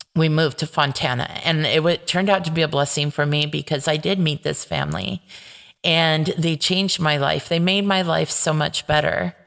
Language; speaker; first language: English; native; English